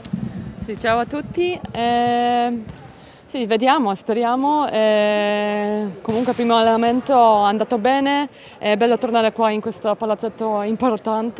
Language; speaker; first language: Italian; non-native, fluent; Polish